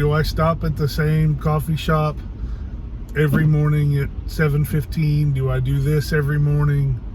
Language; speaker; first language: English; native; English